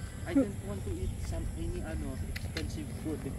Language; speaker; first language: English; non-native, local second language; Filipino